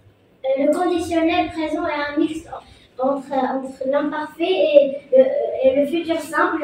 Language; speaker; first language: French; non-native, local second language; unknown